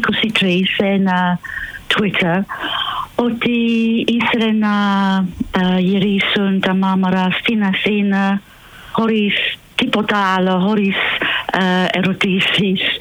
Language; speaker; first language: Greek; non-native, fluent; English